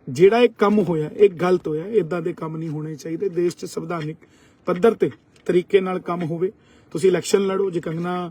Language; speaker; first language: Hindi; native; Hindi